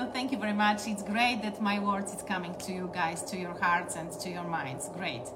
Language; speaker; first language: English; non-native, learner; Polish